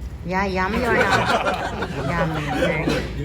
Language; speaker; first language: English; non-native, learner; Filipino